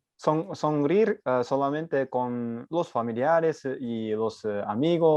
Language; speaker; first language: Spanish; non-native, learner; Japanese